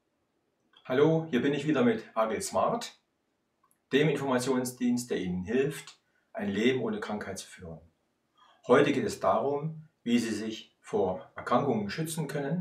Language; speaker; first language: German; native; German